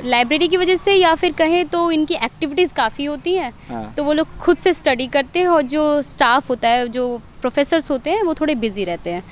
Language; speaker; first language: Hindi; native; Hindi